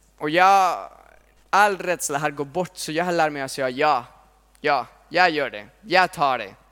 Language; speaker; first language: Swedish; non-native, fluent; Spanish